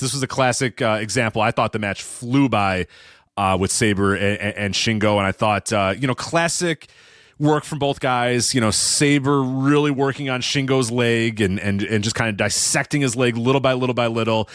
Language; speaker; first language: English; native; English